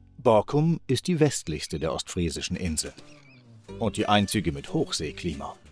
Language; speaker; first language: German; native; German